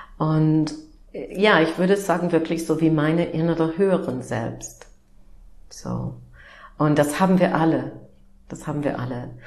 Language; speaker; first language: German; non-native, fluent; English